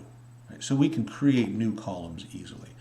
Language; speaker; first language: English; native; English